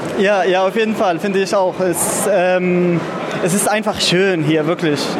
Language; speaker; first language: German; non-native, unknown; Arabic